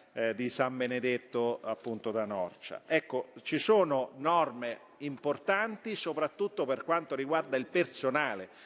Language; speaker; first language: Italian; native; Italian